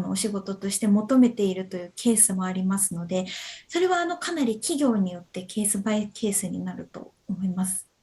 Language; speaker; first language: Japanese; native; Japanese